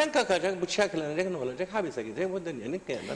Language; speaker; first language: Turkish; non-native, learner; Arabic